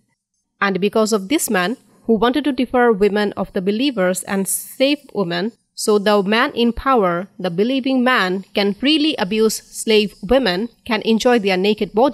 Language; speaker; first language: English; non-native, fluent; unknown